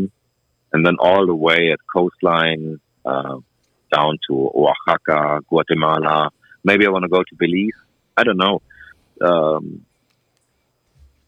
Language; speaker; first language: English; non-native, fluent; German